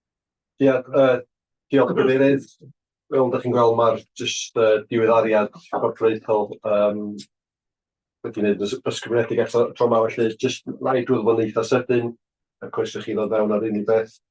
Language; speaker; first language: Welsh; native; Welsh